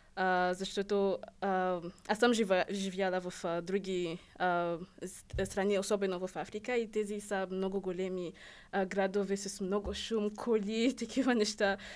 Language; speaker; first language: Bulgarian; non-native, learner; Rundi